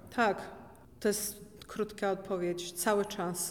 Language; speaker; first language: Polish; early bilingual, heritage; Polish